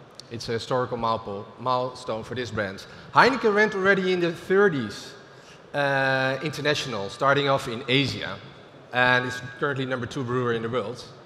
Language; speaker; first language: English; non-native, fluent; Dutch